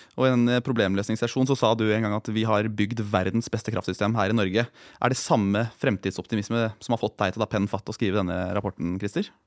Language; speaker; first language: Norwegian; native; Norwegian